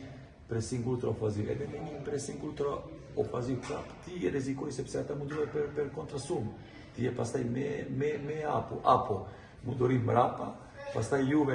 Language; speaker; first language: Albanian; non-native, fluent; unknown